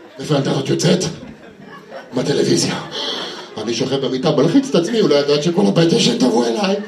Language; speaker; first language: Hebrew; native; Hebrew